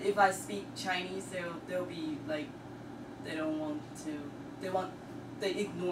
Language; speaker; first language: English; non-native, learner; Chinese